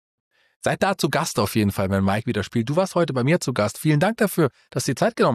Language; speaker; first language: German; native; German